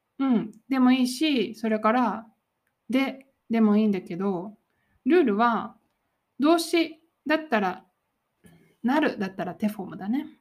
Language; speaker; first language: Japanese; native; Japanese